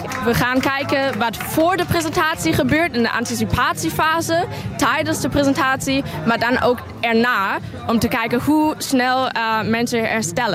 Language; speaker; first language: Dutch; non-native, fluent; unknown